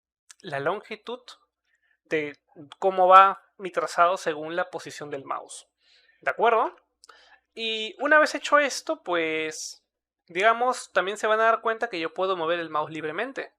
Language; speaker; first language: Spanish; native; Spanish